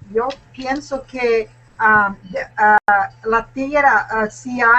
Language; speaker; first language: Spanish; non-native, learner; English